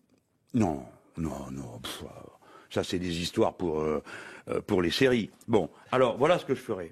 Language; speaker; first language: French; native; French